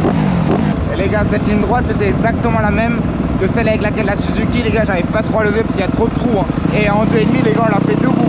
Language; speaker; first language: French; native; French